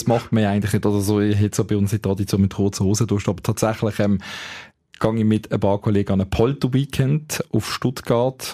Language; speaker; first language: German; native; German